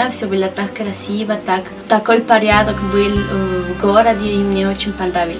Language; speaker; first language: Russian; non-native, learner; Spanish